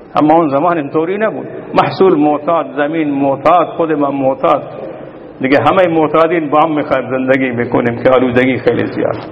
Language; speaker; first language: Persian; non-native, local second language; Baluchi